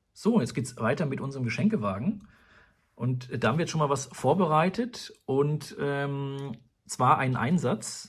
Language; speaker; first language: German; native; German